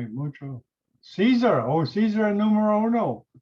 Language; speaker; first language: Spanish; non-native, learner; English